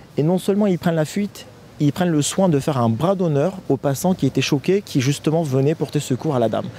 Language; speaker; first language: French; non-native, fluent; Turkish